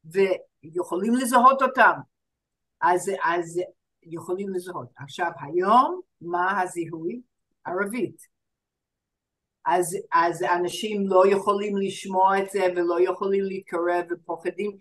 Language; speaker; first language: Hebrew; non-native, fluent; English